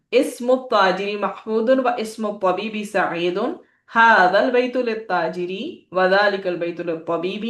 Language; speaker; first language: Arabic; non-native, fluent; Urdu